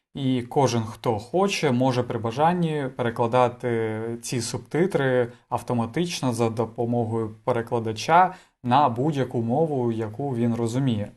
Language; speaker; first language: Ukrainian; non-native, local second language; Russian